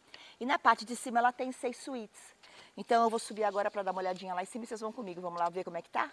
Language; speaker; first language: Portuguese; native; Portuguese